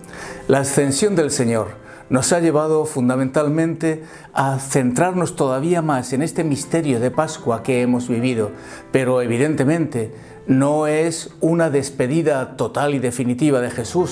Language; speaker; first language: Spanish; native; Spanish